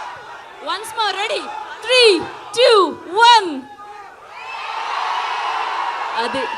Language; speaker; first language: Telugu; native; Telugu